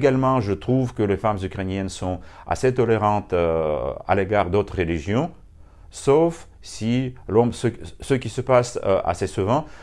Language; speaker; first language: French; non-native, fluent; Russian